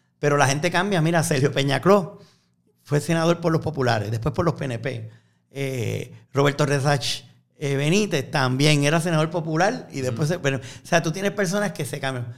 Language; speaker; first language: Spanish; native; Spanish